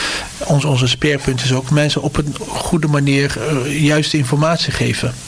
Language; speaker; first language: Dutch; non-native, fluent; Turkish